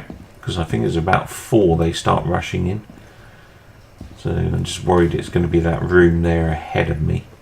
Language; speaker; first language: English; native; English